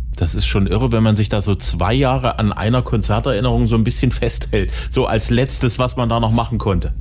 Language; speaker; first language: German; native; German